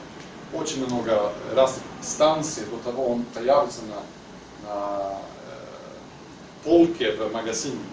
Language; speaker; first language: Russian; non-native, learner; Swedish